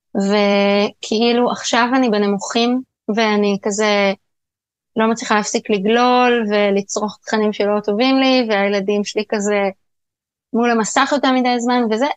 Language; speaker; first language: Hebrew; native; Hebrew